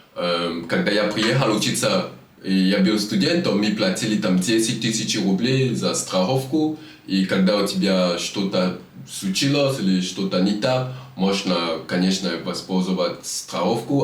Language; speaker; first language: Russian; non-native, fluent; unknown